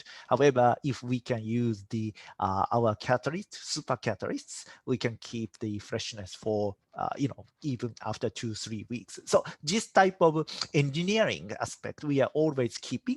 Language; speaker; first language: English; non-native, fluent; Japanese